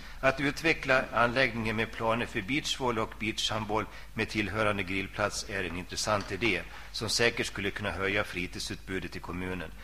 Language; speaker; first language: Swedish; native; Swedish